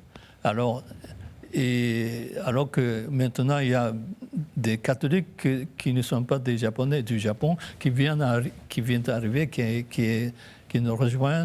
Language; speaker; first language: French; non-native, fluent; Japanese